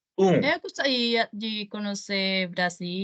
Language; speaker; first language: Portuguese; non-native, learner; Spanish